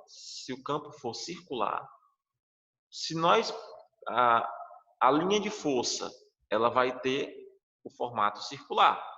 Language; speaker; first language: Portuguese; native; Portuguese